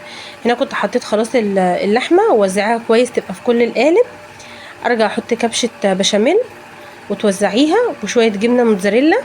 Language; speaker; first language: Arabic; native; Arabic